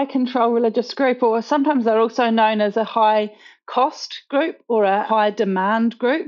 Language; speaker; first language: English; native; English